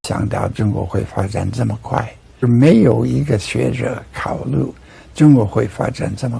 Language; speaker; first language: Chinese; non-native, fluent; English